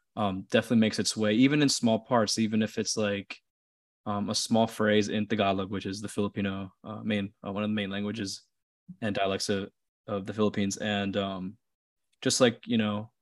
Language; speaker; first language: English; early bilingual, other home language; Filipino